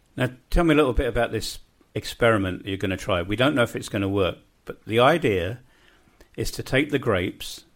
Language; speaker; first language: English; native; English